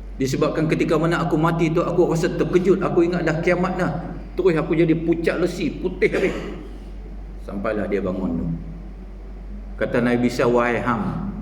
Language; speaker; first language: Malay; native; Malay